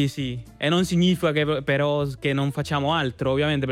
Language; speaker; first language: Italian; non-native, fluent; Spanish